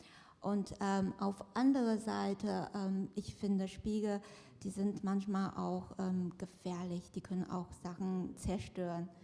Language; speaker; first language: German; non-native, fluent; Chinese